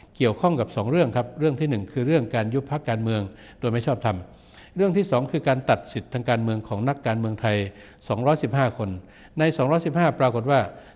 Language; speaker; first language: Thai; native; Thai